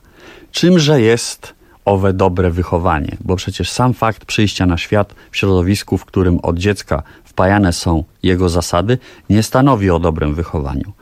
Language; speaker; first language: Polish; native; Polish